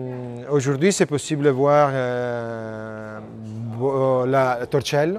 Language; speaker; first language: French; non-native, learner; Italian